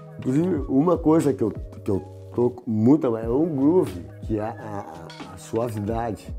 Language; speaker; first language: Portuguese; native; Portuguese